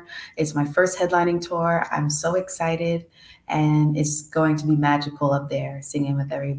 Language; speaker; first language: English; native; English